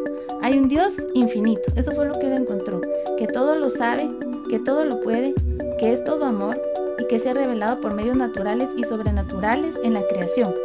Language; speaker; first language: Spanish; native; Spanish